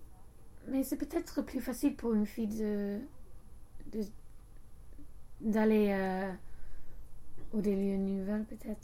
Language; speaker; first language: French; non-native, learner; English